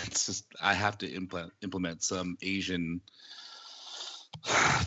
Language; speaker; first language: English; early bilingual, other home language; Japanese